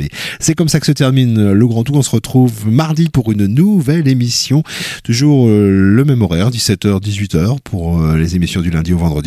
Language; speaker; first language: French; native; French